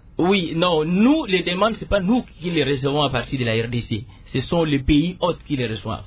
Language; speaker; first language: French; non-native, local second language; Lingala